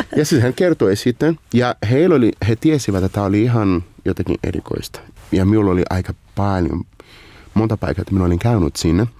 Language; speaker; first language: Finnish; non-native, fluent; Portuguese